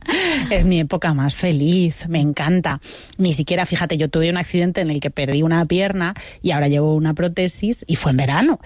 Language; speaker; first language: Spanish; native; Spanish